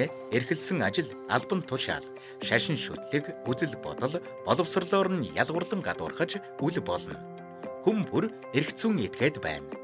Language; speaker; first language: Mongolian; native; Mongolian